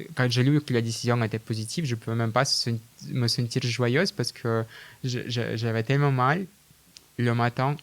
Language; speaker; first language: French; non-native, fluent; Russian